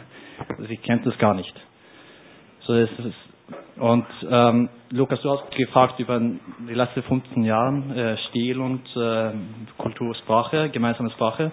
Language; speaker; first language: German; non-native, learner; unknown